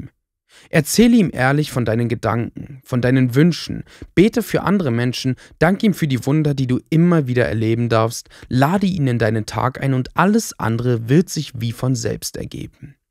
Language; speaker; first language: German; native; German